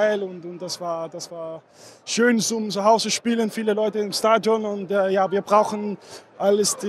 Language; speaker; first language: German; non-native, fluent; Danish